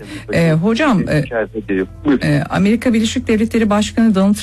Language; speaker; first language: Turkish; native; Turkish